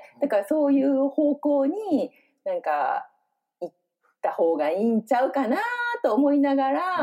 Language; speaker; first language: Japanese; native; Japanese